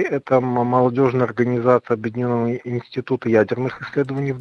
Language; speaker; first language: Russian; native; Russian